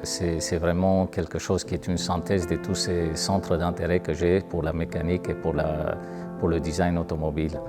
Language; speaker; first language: French; non-native, fluent; Romanian